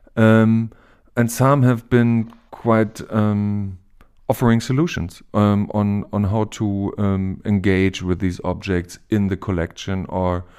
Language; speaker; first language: English; non-native, fluent; German